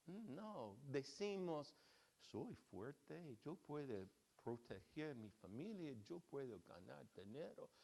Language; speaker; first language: Spanish; non-native, fluent; English